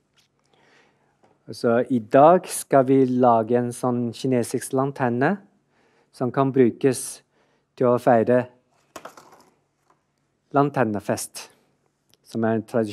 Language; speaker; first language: Norwegian; non-native, fluent; Chinese